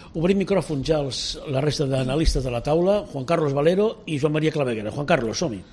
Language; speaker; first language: Catalan; native; Catalan